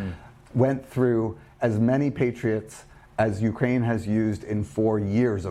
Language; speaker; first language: English; native; English